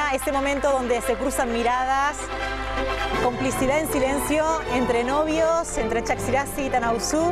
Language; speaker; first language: Spanish; native; Spanish